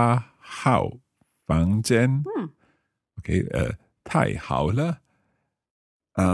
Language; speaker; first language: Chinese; non-native, learner; English